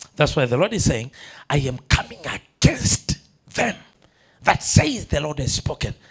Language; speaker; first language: English; non-native, local second language; Swahili